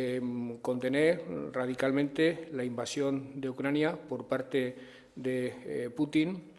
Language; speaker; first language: Spanish; native; Spanish